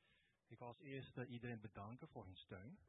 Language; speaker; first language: Dutch; early bilingual, other home language; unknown